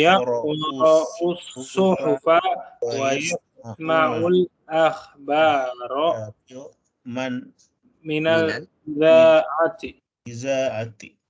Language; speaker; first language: Arabic; non-native, learner; Indonesian